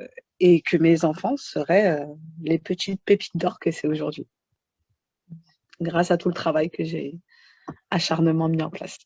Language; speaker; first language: French; native; French